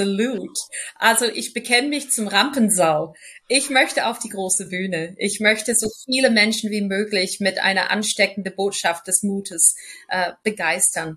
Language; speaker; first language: German; non-native, fluent; English